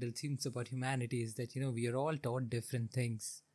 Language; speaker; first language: English; non-native, local second language; Hindi